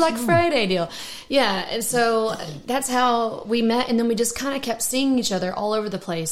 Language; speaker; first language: English; native; English